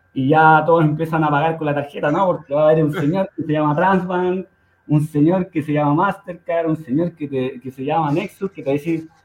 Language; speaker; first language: Spanish; native; Spanish